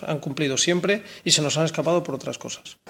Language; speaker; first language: Spanish; native; Spanish